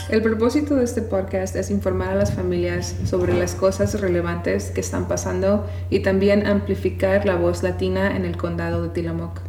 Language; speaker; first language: Spanish; early bilingual, other home language; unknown